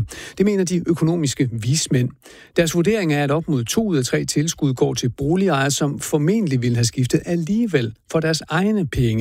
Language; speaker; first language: Danish; native; Danish